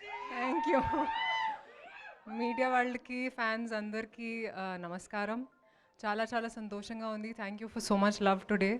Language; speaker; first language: Telugu; non-native, fluent; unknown